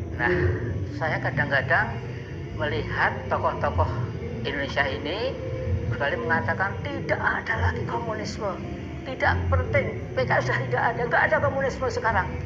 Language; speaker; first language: Indonesian; non-native, local second language; Javanese